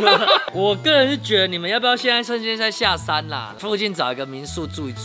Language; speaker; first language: Chinese; native; Chinese